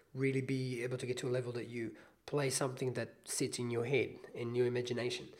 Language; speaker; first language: English; non-native, fluent; Hebrew